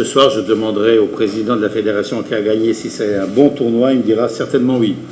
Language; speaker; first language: French; native; French